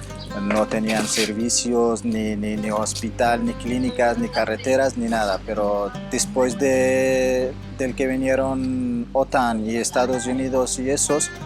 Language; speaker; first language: Spanish; non-native, fluent; Persian